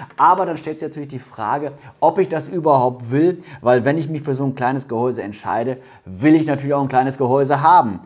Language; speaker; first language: German; native; German